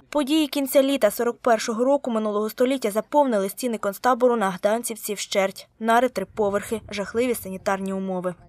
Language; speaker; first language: Ukrainian; native; Ukrainian